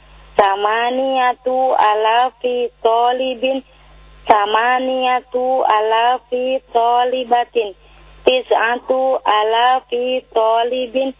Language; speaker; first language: Arabic; non-native, learner; Indonesian